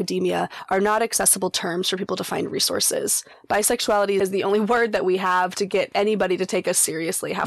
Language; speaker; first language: English; native; English